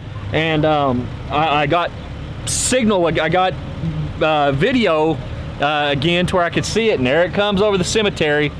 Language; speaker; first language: English; native; English